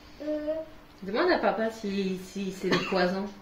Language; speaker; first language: French; native; French